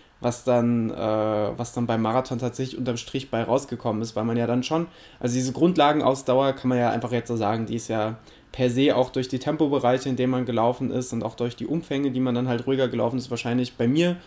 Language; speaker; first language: German; native; German